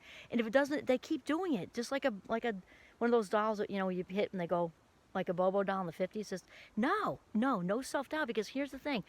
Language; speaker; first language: English; native; English